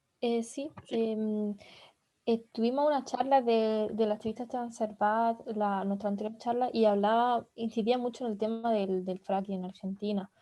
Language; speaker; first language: Spanish; native; Spanish